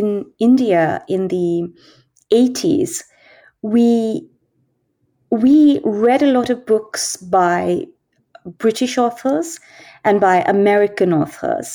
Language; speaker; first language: English; native; English